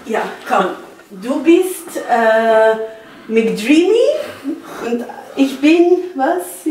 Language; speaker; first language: German; non-native, learner; Dutch